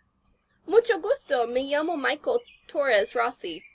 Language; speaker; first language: Spanish; non-native, learner; English